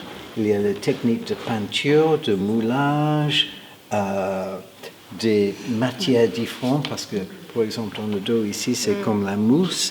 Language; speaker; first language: French; non-native, fluent; English